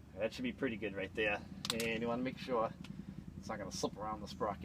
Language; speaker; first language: English; native; English